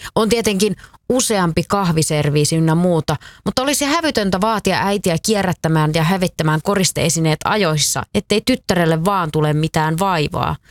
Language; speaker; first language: Finnish; native; Finnish